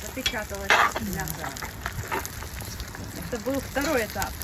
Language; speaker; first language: Russian; early bilingual, heritage; Russian